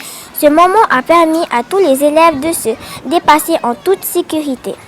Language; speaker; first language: French; native; French